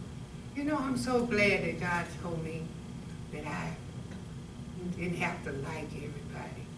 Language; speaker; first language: English; native; English